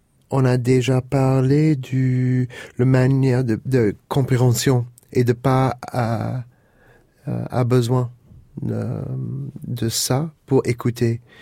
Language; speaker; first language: French; non-native, fluent; English